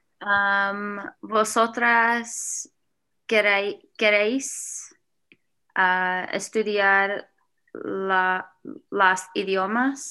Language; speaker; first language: Spanish; non-native, learner; English